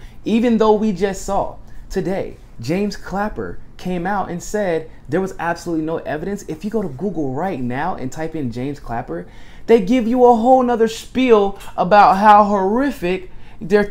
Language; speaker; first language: English; native; English